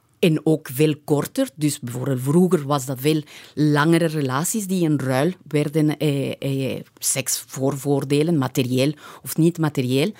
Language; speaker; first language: Dutch; non-native, fluent; Spanish